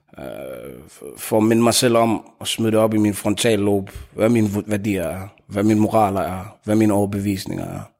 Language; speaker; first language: Danish; early bilingual, other home language; Tigrinya